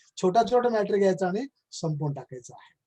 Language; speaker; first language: Marathi; non-native, local second language; Kannada